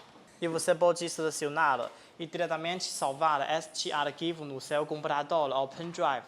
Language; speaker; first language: Portuguese; non-native, fluent; Chinese